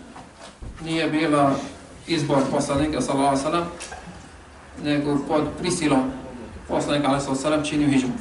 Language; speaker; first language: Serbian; non-native, fluent; Arabic